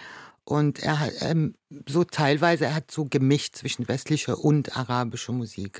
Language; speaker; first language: German; non-native, fluent; Arabic